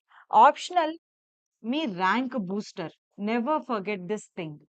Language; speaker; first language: English; non-native, local second language; Telugu